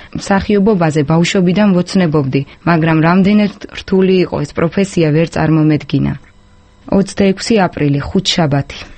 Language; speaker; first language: Georgian; non-native, local second language; Azerbaijani